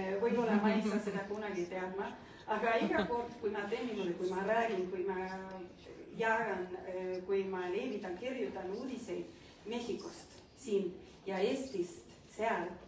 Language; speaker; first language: Estonian; non-native, learner; Spanish